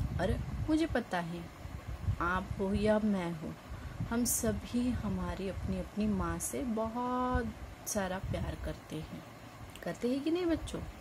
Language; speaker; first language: Hindi; non-native, local second language; Marathi